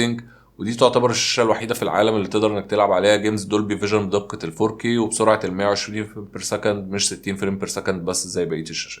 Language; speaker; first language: Arabic; native; Arabic